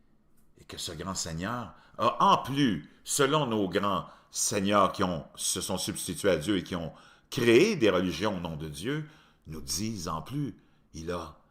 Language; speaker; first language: French; native; French